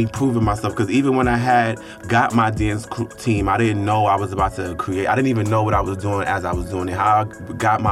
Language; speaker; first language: English; native; English